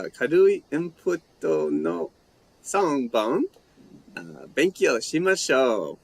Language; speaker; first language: Japanese; non-native, learner; English